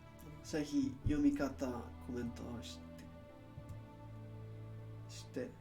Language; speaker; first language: Japanese; non-native, learner; English